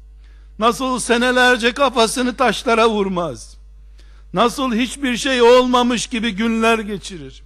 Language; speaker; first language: Turkish; native; Turkish